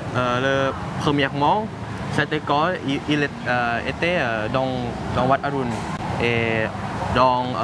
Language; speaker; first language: French; non-native, learner; Thai